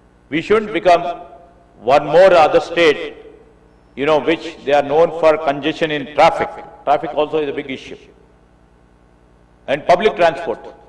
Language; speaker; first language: English; non-native, local second language; Telugu